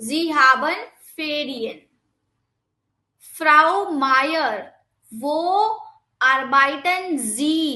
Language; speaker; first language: German; non-native, fluent; Hindi